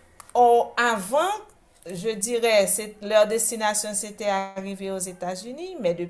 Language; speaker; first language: French; non-native, local second language; Haitian Creole